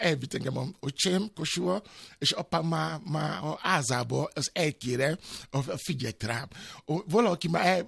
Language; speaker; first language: Hungarian; non-native, learner; Albanian